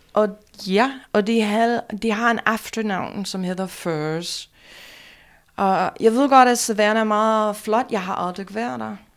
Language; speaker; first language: Danish; non-native, fluent; English